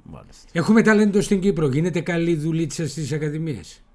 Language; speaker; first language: Greek; native; Greek